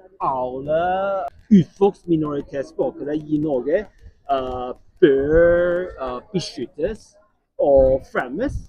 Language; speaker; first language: Norwegian; non-native, learner; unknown